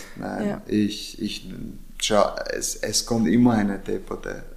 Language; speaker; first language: German; early bilingual, other home language; Russian